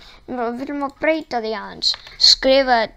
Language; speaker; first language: Icelandic; non-native, learner; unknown